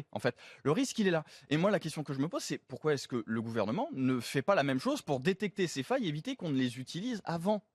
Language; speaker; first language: French; native; French